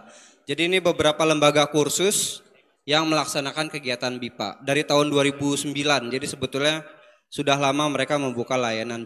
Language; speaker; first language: Indonesian; native; Indonesian